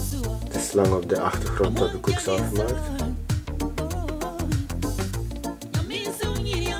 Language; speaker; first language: Dutch; non-native, fluent; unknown